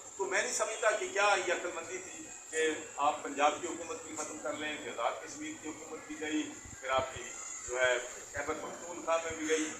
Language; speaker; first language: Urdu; non-native, local second language; Punjabi